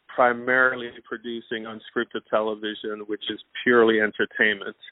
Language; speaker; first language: English; non-native, fluent; Persian